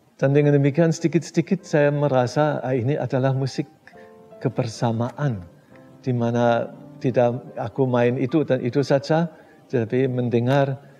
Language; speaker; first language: Indonesian; non-native, fluent; German